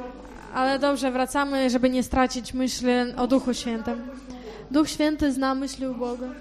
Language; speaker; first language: Polish; non-native, fluent; Ukrainian